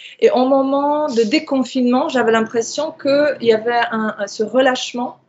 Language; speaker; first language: French; non-native, fluent; Polish